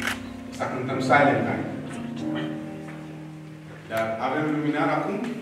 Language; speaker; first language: Romanian; non-native, learner; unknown